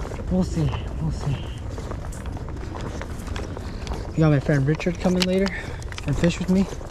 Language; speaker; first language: English; early bilingual, other home language; Korean